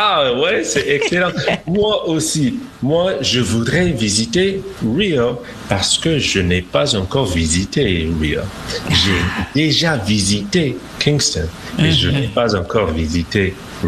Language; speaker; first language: French; non-native, fluent; English